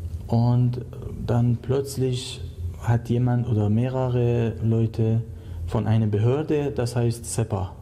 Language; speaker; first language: German; non-native, learner; Persian